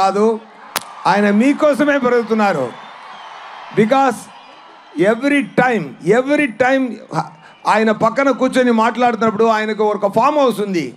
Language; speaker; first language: Telugu; non-native, learner; Tamil